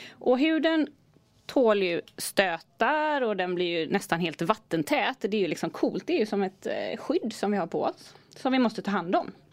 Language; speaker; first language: Swedish; native; Swedish